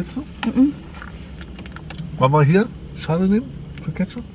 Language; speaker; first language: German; native; German